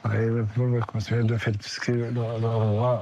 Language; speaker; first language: French; non-native, local second language; Kinyarwanda